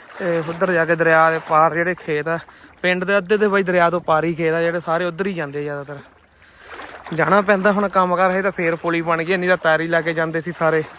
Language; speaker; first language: Punjabi; native; Punjabi